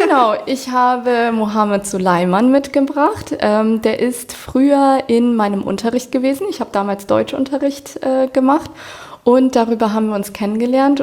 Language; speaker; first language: German; native; German